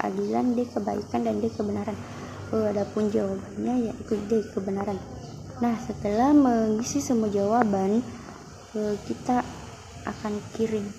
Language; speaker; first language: Indonesian; native; Indonesian